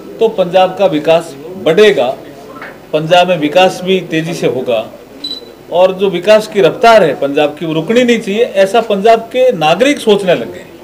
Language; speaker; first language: Hindi; native; Hindi